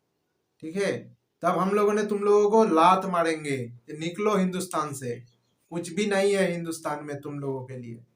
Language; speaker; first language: Hindi; non-native, local second language; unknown